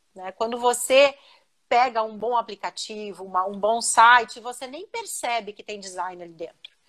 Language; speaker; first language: Portuguese; native; Portuguese